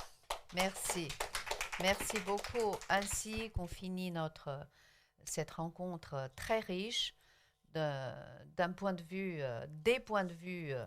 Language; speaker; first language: French; non-native, local second language; Chinese